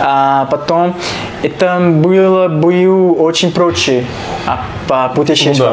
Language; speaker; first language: Russian; non-native, learner; Portuguese